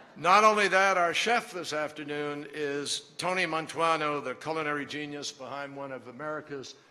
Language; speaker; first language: English; native; English